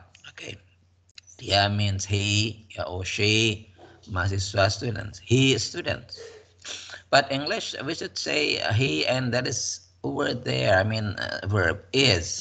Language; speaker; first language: English; non-native, fluent; Indonesian